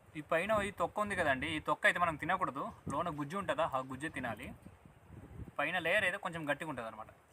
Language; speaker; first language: Telugu; native; Telugu